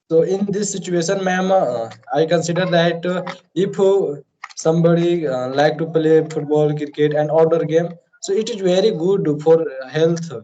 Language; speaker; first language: English; non-native, learner; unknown